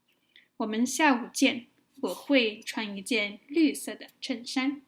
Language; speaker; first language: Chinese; non-native, fluent; English